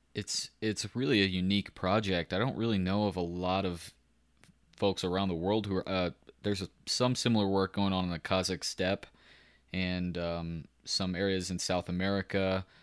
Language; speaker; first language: English; native; English